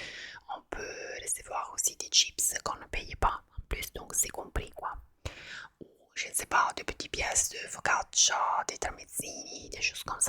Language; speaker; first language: French; non-native, fluent; Italian